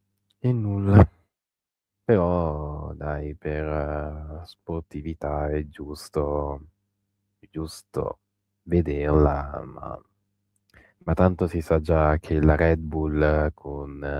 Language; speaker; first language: Italian; native; Italian